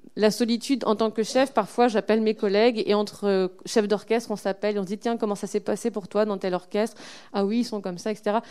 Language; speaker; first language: French; native; French